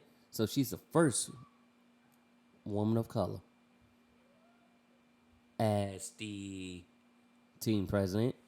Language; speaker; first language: English; native; English